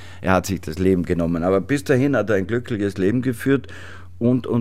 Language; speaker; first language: German; native; German